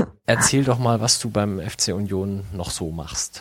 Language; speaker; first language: German; native; German